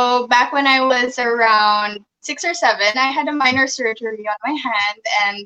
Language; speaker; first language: English; non-native, local second language; Filipino